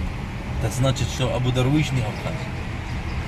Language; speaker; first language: Russian; non-native, learner; Arabic